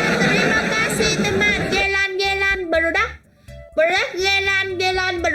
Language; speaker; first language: Indonesian; non-native, learner; Vietnamese